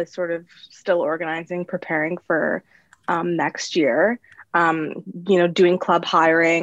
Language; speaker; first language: English; native; English